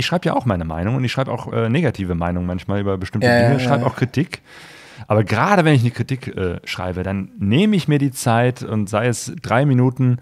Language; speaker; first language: German; native; German